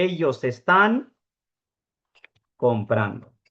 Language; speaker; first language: Spanish; non-native, fluent; Urdu